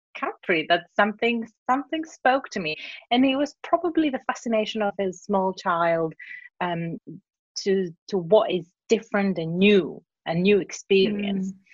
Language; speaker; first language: English; non-native, fluent; Greek